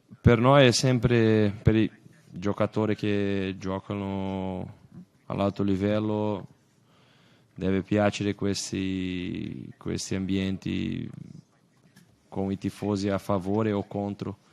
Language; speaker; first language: Italian; non-native, fluent; Portuguese